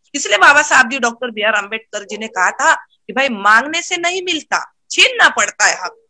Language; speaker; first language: Hindi; non-native, local second language; Marathi